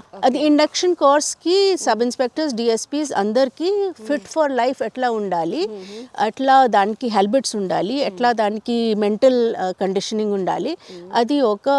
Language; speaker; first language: Telugu; non-native, fluent; Hindi